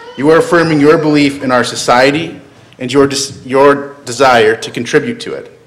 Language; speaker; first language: English; native; English